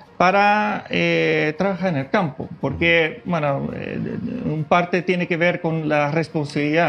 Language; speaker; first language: Spanish; non-native, fluent; Dutch